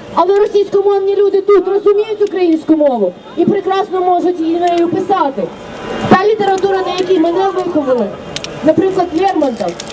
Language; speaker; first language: Ukrainian; non-native, local second language; Russian